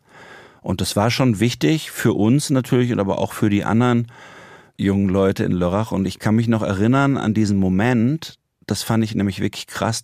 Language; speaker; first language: German; native; German